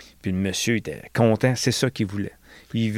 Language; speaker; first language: French; native; French